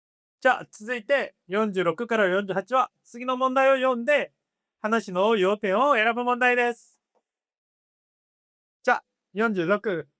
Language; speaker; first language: Japanese; non-native, fluent; Korean